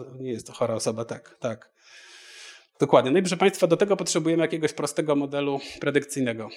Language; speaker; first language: Polish; native; Polish